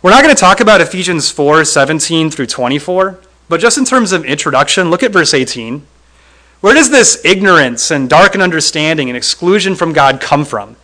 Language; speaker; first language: English; native; English